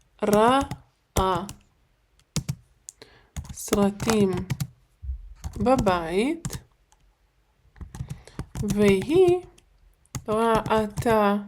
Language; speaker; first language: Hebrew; non-native, fluent; Ukrainian